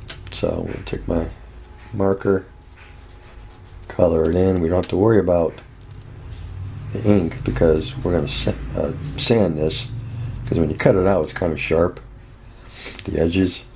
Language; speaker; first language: English; native; English